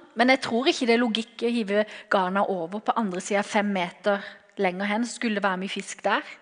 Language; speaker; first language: Norwegian; native; Norwegian